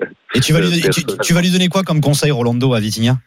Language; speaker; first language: French; native; French